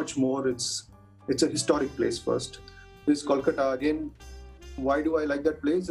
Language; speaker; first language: English; non-native, local second language; Tamil